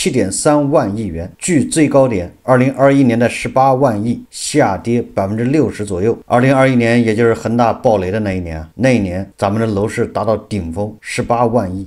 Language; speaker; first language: Chinese; native; Chinese